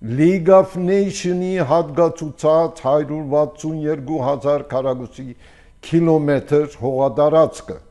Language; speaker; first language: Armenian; early bilingual, heritage; Armenian